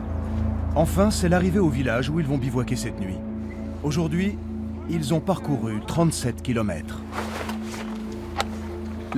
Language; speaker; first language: French; native; French